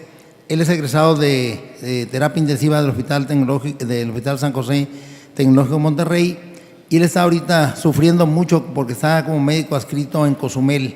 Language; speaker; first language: Spanish; native; Spanish